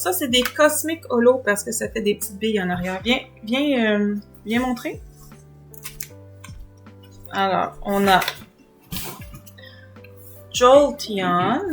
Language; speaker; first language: French; native; French